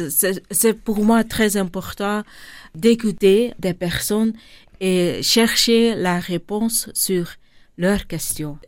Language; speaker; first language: French; non-native, local second language; Dutch